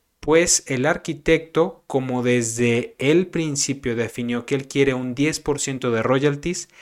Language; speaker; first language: Spanish; native; Spanish